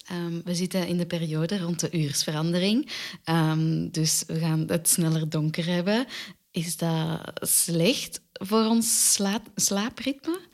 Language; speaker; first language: Dutch; native; Dutch